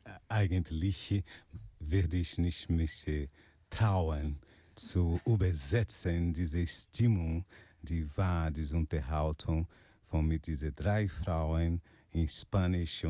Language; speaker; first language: German; non-native, learner; Portuguese